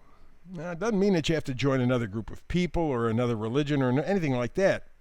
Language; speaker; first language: English; native; English